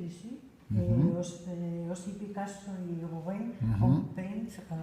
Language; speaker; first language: French; non-native, learner; Spanish